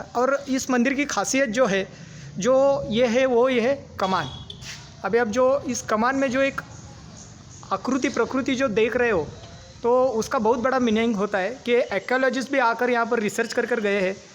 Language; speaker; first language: Hindi; non-native, local second language; Marathi